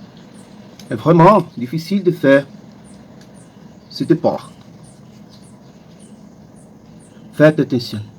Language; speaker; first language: French; non-native, learner; Portuguese